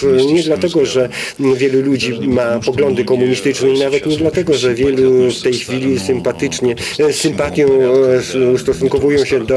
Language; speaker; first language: Polish; non-native, fluent; Russian